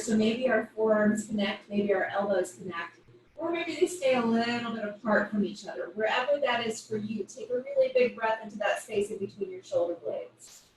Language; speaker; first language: English; native; English